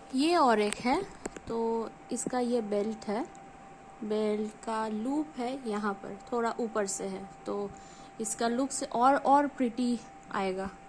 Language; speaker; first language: Hindi; non-native, local second language; Bangla